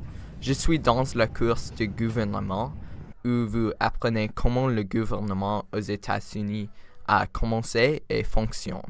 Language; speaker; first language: French; non-native, learner; English